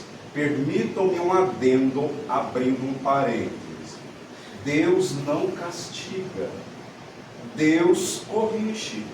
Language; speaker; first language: Portuguese; native; Portuguese